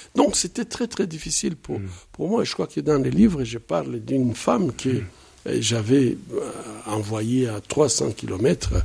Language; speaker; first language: French; non-native, local second language; Swahili